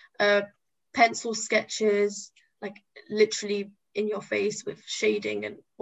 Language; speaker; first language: English; native; English